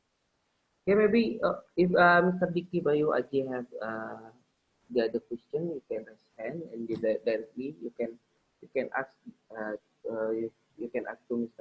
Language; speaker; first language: English; non-native, learner; Indonesian